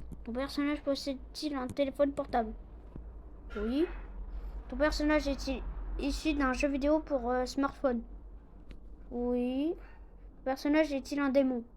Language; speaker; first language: French; non-native, local second language; Arabic